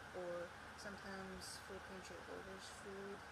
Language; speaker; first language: English; native; English